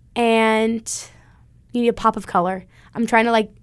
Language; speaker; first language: English; native; English